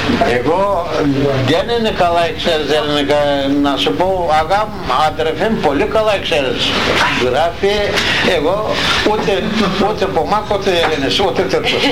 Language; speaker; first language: Greek; non-native, local second language; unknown